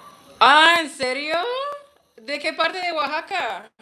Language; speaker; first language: Spanish; non-native, learner; English